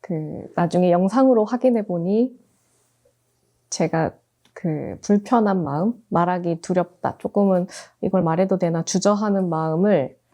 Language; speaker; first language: Korean; native; Korean